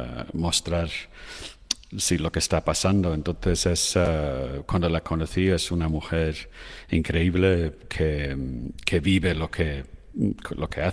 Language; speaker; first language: Spanish; non-native, fluent; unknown